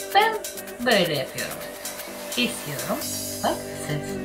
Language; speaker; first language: Turkish; non-native, learner; Russian